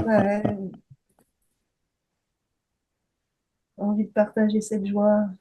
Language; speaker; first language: French; native; French